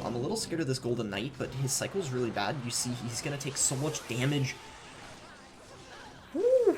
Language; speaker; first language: English; native; English